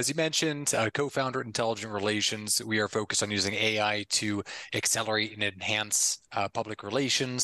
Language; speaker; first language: English; native; English